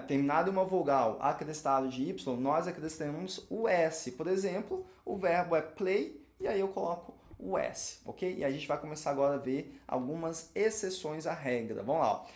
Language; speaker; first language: Portuguese; native; Portuguese